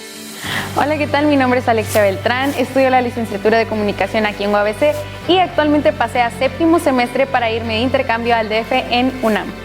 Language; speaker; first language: Spanish; native; Spanish